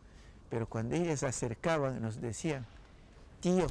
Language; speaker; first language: Spanish; non-native, local second language; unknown